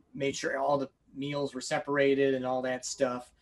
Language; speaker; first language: English; native; English